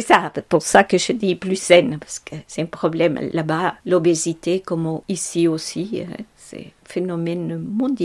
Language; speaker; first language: French; non-native, fluent; Spanish